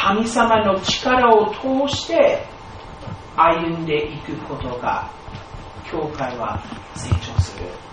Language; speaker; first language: Japanese; non-native, fluent; English